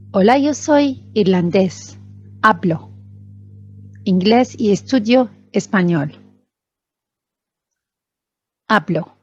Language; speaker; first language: Spanish; non-native, fluent; Arabic